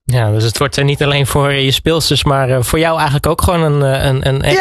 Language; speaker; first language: Dutch; native; Dutch